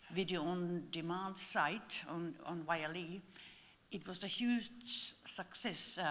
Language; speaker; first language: English; non-native, fluent; Finnish